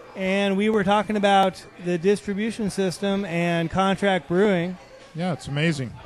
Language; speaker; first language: English; native; English